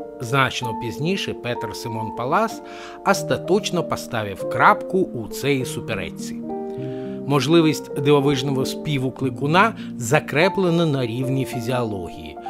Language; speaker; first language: Ukrainian; non-native, local second language; Russian